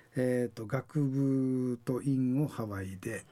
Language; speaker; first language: Japanese; native; Japanese